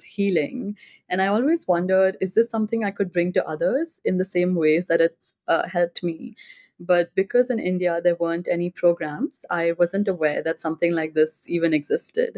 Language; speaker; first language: English; non-native, local second language; Hindi